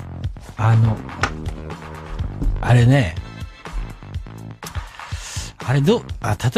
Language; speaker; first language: Japanese; native; Japanese